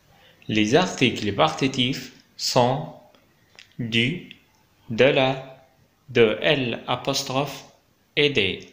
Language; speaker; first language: French; non-native, fluent; Arabic